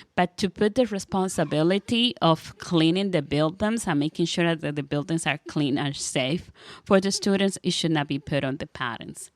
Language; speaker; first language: English; non-native, fluent; Spanish